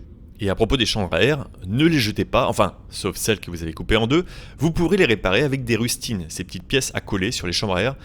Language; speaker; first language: French; native; French